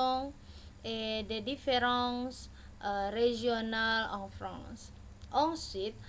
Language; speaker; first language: French; non-native, learner; Indonesian